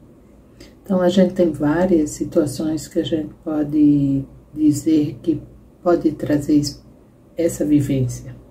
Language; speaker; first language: Portuguese; native; Portuguese